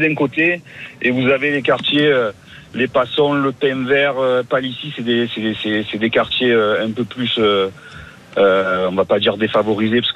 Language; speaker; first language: French; native; French